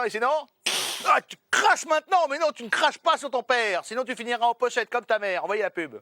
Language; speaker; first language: French; native; French